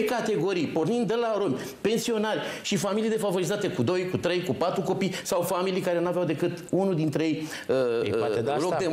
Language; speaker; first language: Romanian; native; Romanian